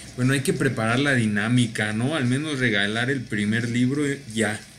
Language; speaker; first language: Spanish; native; Spanish